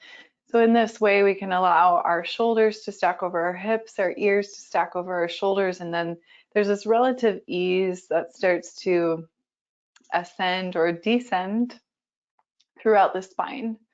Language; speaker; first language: English; native; English